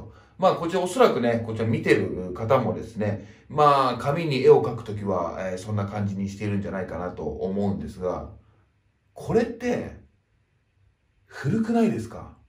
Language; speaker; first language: Japanese; native; Japanese